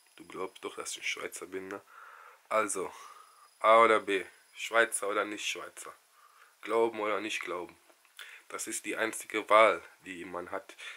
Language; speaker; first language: German; non-native, fluent; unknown